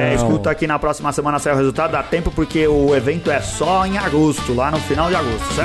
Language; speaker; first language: Portuguese; native; Portuguese